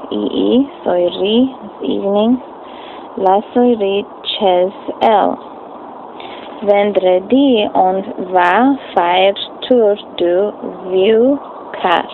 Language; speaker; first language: French; non-native, learner; English